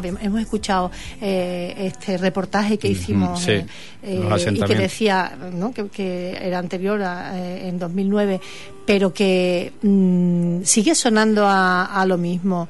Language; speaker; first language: Spanish; native; Spanish